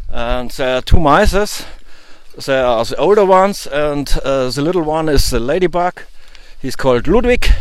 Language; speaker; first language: English; non-native, learner; German